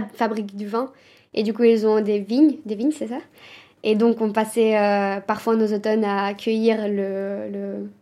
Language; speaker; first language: French; early bilingual, other home language; Romanian